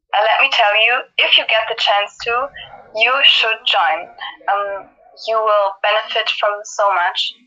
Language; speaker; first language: English; non-native, fluent; German